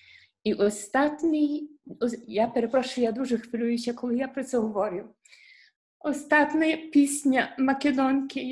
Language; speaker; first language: Ukrainian; early bilingual, heritage; Ukrainian